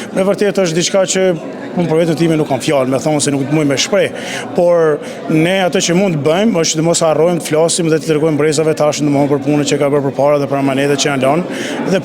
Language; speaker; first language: Albanian; early bilingual, other home language; English